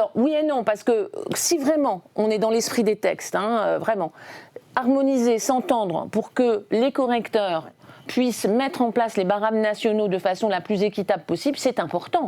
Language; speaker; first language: French; native; French